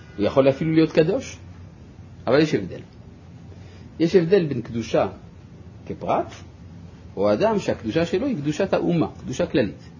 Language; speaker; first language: Hebrew; non-native, fluent; French